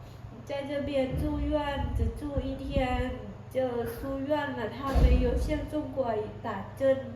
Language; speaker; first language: Chinese; non-native, learner; Lao